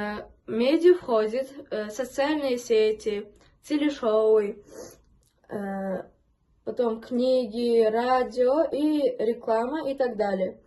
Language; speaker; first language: Russian; non-native, local second language; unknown